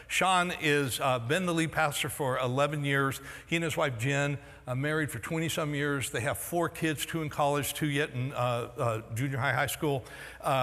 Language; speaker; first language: English; native; English